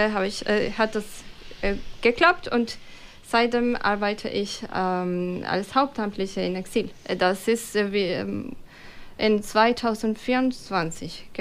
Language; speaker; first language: German; non-native, fluent; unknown